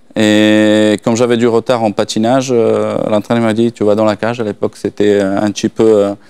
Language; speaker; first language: French; non-native, fluent; Slovak